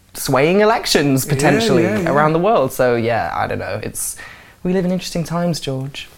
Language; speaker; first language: English; native; English